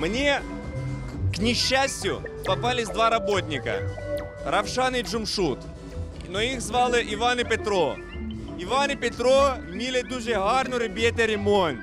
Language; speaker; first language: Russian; native; Russian